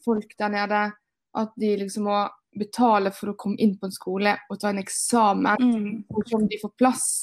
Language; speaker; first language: Norwegian; early bilingual, other home language; Portuguese